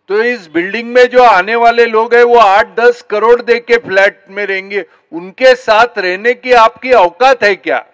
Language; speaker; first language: Hindi; non-native, local second language; Marathi